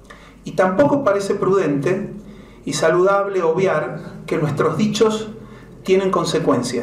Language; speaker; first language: Spanish; native; Spanish